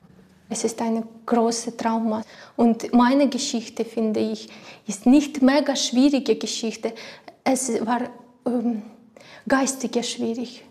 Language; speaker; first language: German; non-native, learner; Ukrainian